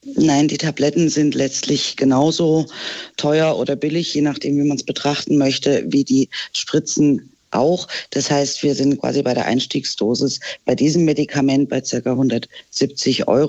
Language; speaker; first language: German; native; German